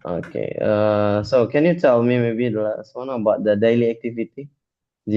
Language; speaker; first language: English; non-native, fluent; Indonesian